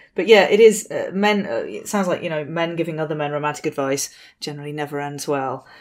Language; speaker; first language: English; native; English